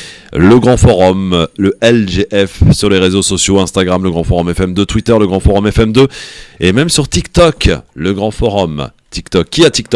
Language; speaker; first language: French; native; French